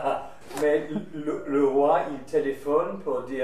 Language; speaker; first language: French; non-native, learner; English